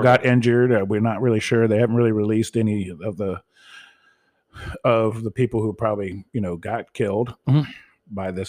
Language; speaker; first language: English; native; English